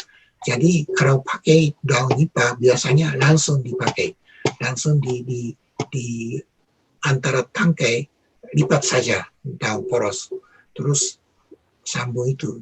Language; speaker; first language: Indonesian; non-native, learner; Japanese